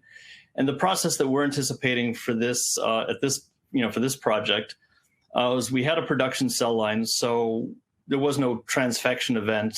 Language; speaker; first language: English; native; English